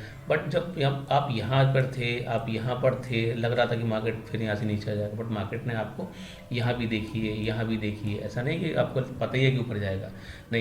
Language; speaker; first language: Hindi; native; Hindi